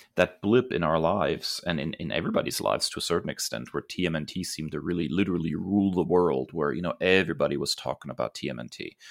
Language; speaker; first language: English; early bilingual, other home language; German